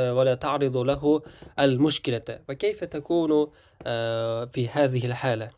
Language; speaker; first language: Arabic; non-native, fluent; Uzbek